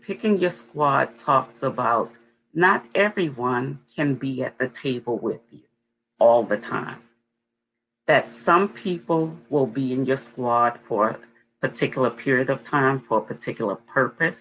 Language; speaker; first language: English; native; English